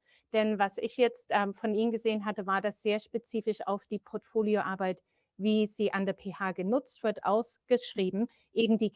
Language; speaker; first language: German; native; German